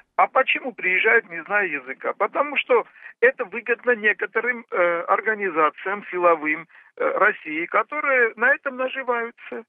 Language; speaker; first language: Russian; non-native, local second language; Armenian